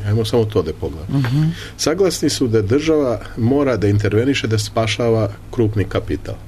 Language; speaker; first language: Serbian; early bilingual, heritage; Serbian